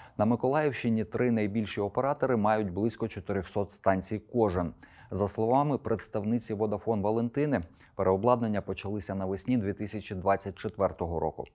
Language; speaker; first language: Ukrainian; native; Ukrainian